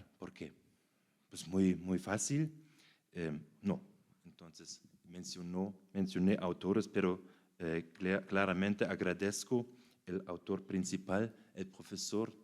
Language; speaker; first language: Spanish; non-native, fluent; German